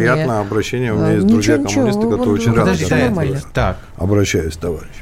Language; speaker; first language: Russian; non-native, local second language; Georgian